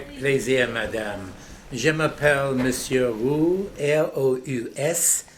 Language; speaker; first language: French; non-native, fluent; English